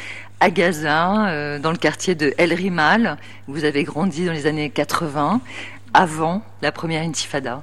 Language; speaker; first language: French; native; French